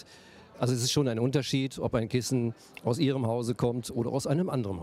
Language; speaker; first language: German; native; German